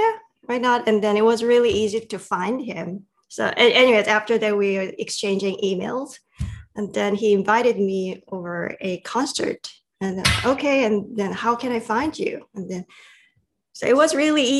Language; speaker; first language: English; non-native, fluent; Korean